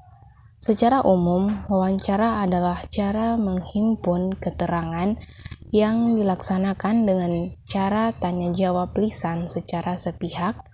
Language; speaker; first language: Indonesian; native; Indonesian